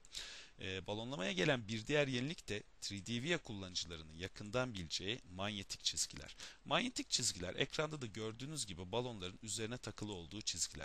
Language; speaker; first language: Turkish; native; Turkish